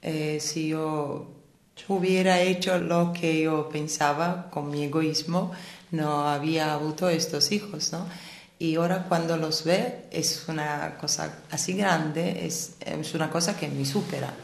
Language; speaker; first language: Spanish; non-native, fluent; Armenian